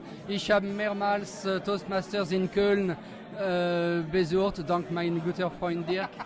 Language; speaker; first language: German; non-native, fluent; French